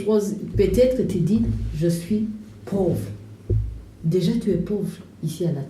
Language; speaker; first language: French; non-native, learner; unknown